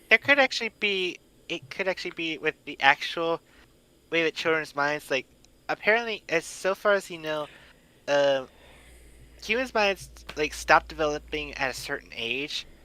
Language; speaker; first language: English; native; English